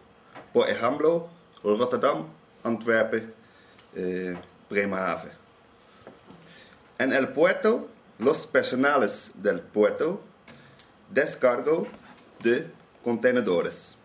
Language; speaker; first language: Spanish; non-native, learner; Dutch